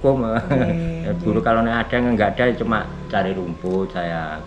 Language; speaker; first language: Indonesian; non-native, local second language; Javanese